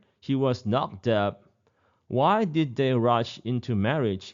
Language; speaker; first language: English; non-native, fluent; Thai